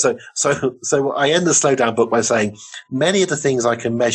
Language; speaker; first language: English; native; English